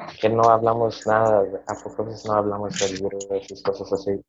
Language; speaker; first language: Spanish; early bilingual, other home language; English